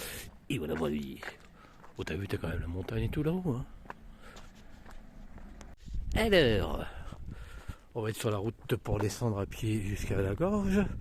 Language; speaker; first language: French; native; French